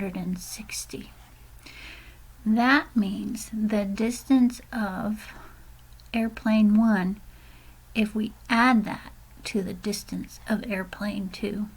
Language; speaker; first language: English; native; English